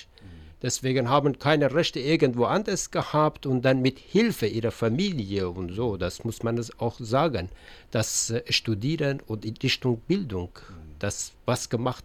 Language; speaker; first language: German; non-native, learner; Persian